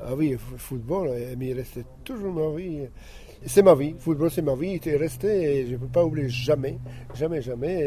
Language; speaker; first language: French; non-native, learner; Slovak